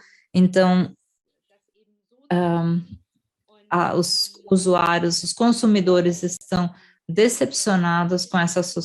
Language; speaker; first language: Portuguese; non-native, fluent; German